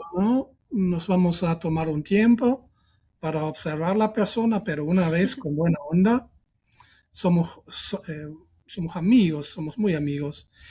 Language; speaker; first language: Spanish; non-native, fluent; German